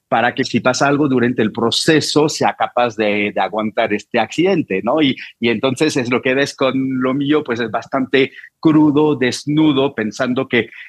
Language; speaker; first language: Spanish; non-native, fluent; French